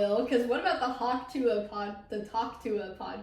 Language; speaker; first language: English; native; English